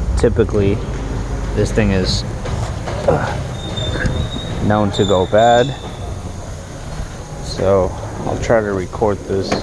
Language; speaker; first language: English; native; English